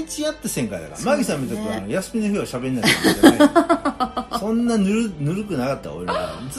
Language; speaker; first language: Japanese; native; Japanese